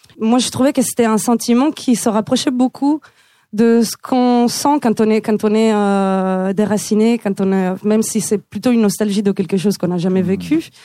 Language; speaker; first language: French; non-native, fluent; Italian